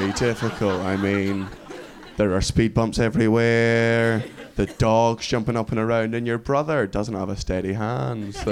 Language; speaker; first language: English; native; English